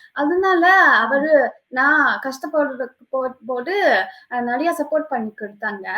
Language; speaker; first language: Tamil; non-native, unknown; Japanese